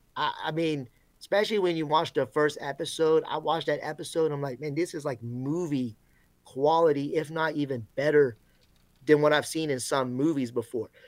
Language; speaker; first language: English; native; English